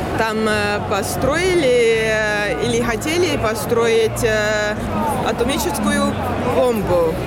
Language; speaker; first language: Russian; non-native, learner; Estonian